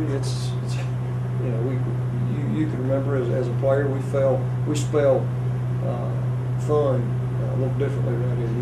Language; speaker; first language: English; native; English